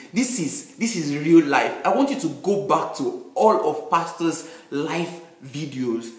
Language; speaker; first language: English; non-native, local second language; Yoruba